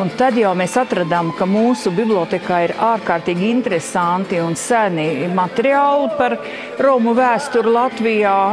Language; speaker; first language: Latvian; native; Latvian